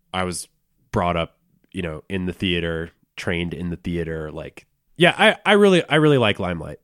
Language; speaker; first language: English; native; English